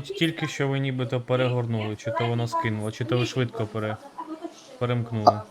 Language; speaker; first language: Ukrainian; native; Ukrainian